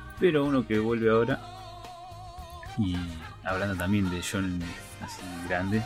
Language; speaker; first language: Spanish; native; Spanish